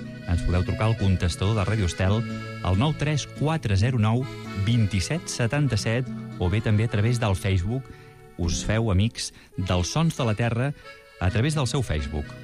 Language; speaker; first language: Catalan; native; Catalan